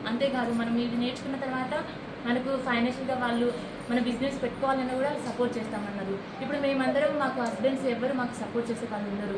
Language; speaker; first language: Telugu; native; Telugu